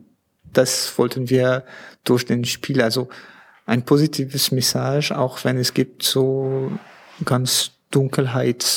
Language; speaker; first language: German; non-native, learner; French